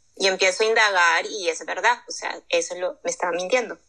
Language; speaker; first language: Spanish; native; Spanish